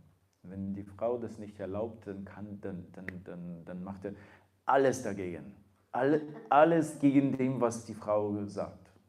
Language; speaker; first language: German; non-native, fluent; Russian